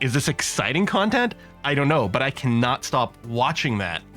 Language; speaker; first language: English; native; English